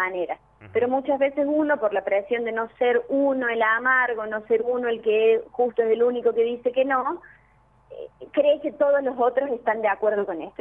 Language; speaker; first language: Spanish; native; Spanish